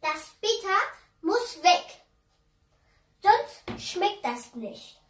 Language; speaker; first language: German; non-native, fluent; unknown